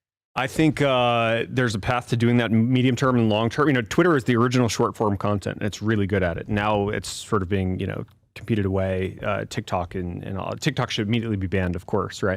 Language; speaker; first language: English; native; English